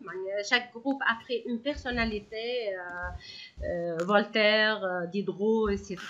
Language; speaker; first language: French; non-native, local second language; Arabic